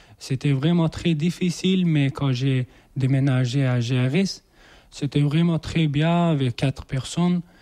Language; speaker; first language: French; non-native, learner; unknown